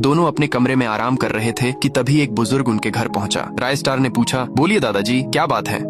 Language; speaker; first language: Hindi; native; Hindi